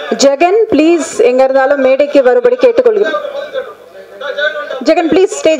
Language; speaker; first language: Tamil; native; Tamil